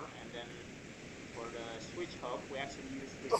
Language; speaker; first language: English; non-native, learner; Indonesian